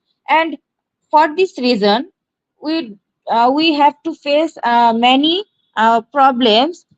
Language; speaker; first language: English; non-native, learner; Bangla